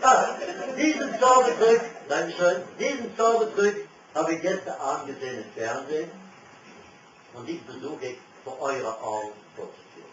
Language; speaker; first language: German; non-native, fluent; French